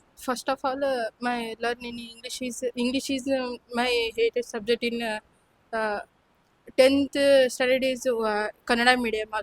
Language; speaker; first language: English; non-native, local second language; Kannada